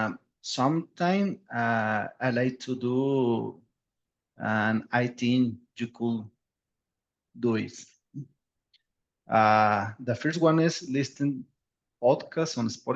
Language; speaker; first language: English; non-native, learner; Spanish